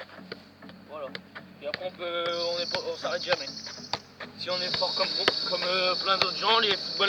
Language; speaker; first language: French; native; French